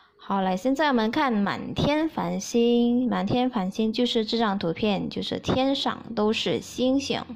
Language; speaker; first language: Chinese; early bilingual, heritage; Chinese